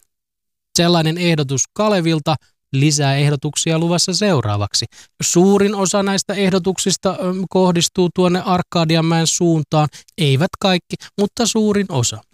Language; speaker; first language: Finnish; native; Finnish